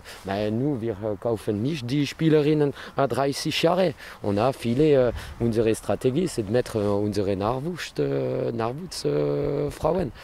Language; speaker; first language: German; non-native, learner; French